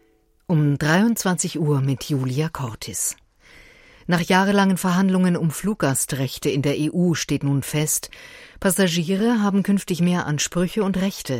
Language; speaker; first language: German; native; German